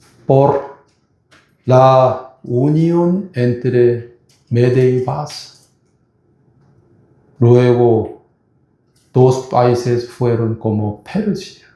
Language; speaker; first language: Spanish; non-native, fluent; Korean